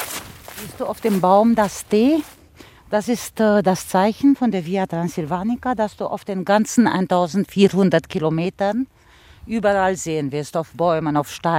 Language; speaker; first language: German; non-native, fluent; Romanian